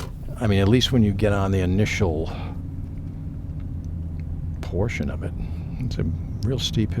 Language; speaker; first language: English; native; English